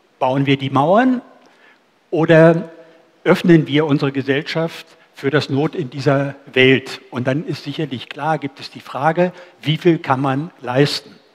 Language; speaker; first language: German; native; German